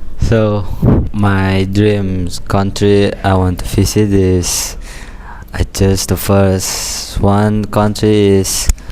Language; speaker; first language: English; non-native, learner; Indonesian